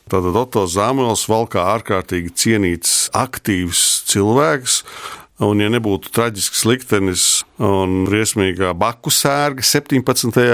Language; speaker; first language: Latvian; native; Latvian